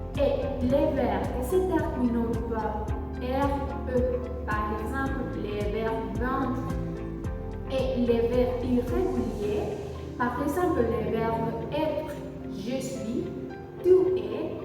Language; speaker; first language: French; non-native, learner; Spanish